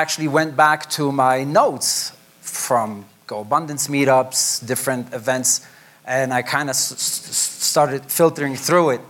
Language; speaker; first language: English; non-native, fluent; Polish